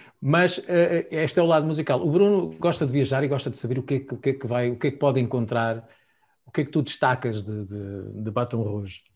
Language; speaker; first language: Portuguese; native; Portuguese